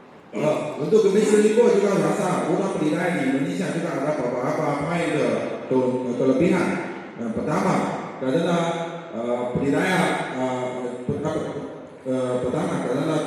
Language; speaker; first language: Indonesian; non-native, learner; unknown